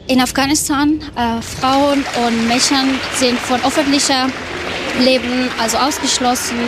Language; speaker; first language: German; non-native, fluent; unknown